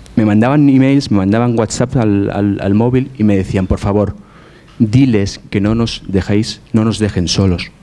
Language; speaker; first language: Spanish; native; Spanish